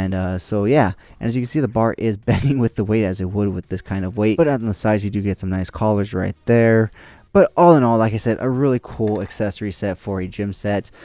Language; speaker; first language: English; native; English